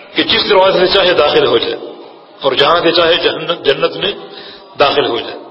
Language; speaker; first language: Urdu; native; Urdu